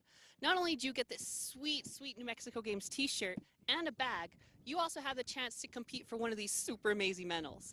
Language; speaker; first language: English; native; English